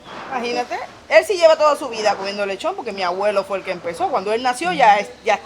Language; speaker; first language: Spanish; native; Spanish